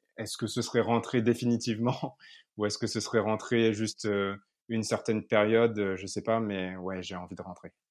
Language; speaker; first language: French; native; French